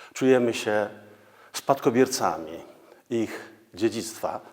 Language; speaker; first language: Polish; native; Polish